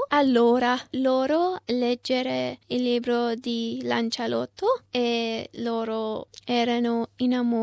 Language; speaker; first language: Italian; non-native, learner; Persian